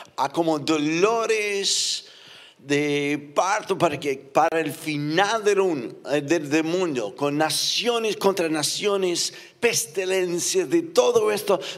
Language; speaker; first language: Spanish; non-native, fluent; English